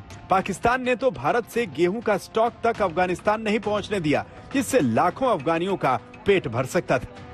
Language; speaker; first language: Hindi; native; Hindi